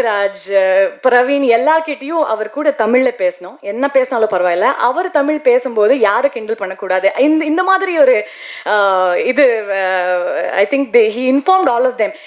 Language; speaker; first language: Tamil; non-native, learner; Kannada